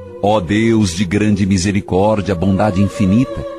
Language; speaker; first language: Portuguese; native; Portuguese